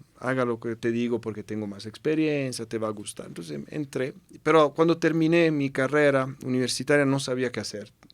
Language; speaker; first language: Spanish; non-native, fluent; Italian